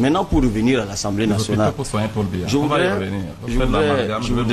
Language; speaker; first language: French; non-native, local second language; Basaa